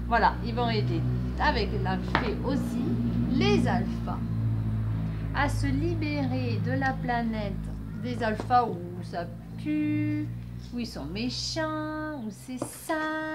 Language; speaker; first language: French; native; French